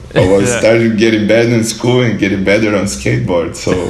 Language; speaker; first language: English; non-native, learner; Portuguese